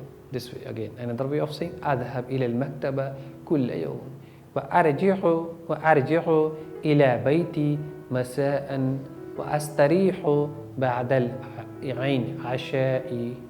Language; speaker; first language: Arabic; non-native, fluent; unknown